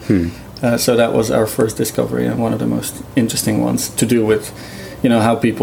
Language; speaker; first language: English; non-native, fluent; Dutch